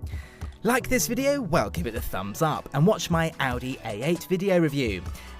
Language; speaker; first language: English; native; English